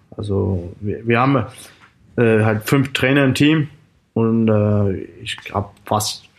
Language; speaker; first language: German; non-native, fluent; English